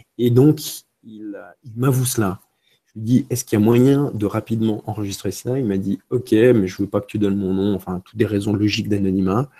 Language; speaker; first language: French; early bilingual, other home language; Romanian